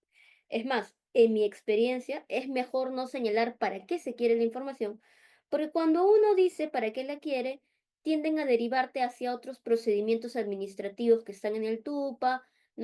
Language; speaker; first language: Spanish; native; Spanish